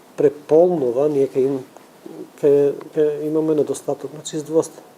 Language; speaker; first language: Macedonian; non-native, local second language; Albanian